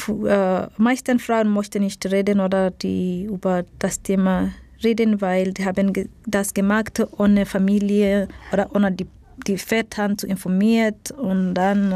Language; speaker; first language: German; non-native, learner; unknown